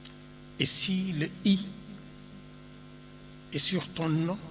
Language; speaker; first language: French; non-native, local second language; Wolof